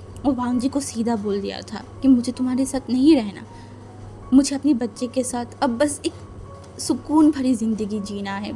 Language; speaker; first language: Hindi; non-native, fluent; Bangla